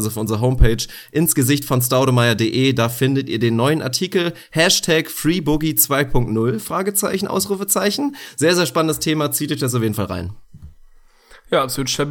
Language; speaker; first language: German; native; German